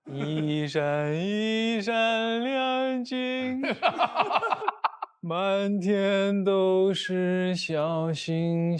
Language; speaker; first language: Chinese; native; Chinese